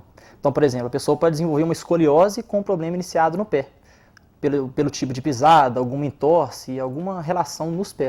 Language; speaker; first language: Portuguese; native; Portuguese